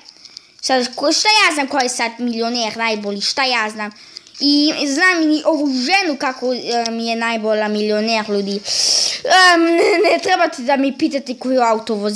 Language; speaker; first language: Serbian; early bilingual, heritage; Serbian